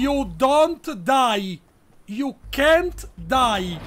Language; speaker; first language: English; non-native, learner; Italian